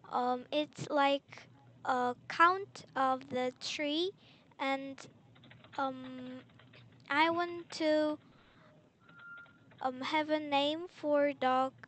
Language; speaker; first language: English; non-native, learner; Korean